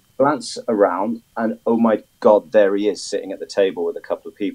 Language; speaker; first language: English; native; English